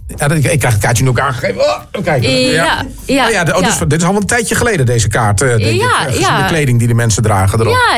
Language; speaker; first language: Dutch; native; Dutch